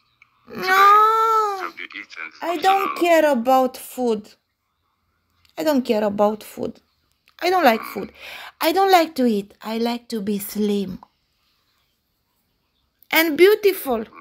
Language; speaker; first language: English; non-native, learner; Romanian